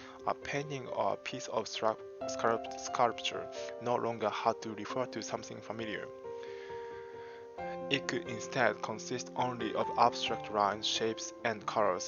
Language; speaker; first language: English; non-native, fluent; Japanese